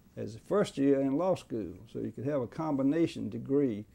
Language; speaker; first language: English; native; English